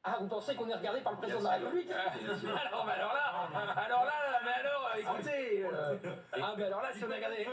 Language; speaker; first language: French; native; French